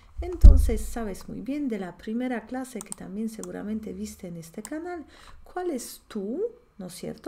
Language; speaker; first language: Spanish; non-native, fluent; Polish